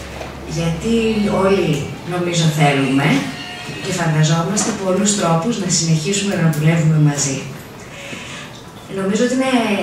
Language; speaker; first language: Greek; native; Greek